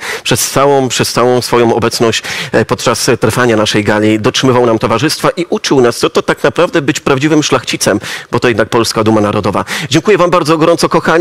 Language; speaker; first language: Polish; native; Polish